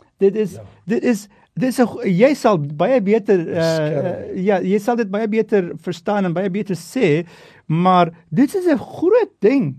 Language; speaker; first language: Afrikaans; non-native, fluent; Turkish